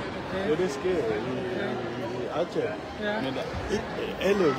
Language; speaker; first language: Danish; non-native, learner; Achinese